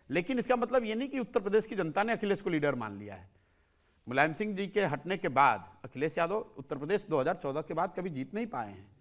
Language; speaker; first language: Hindi; native; Hindi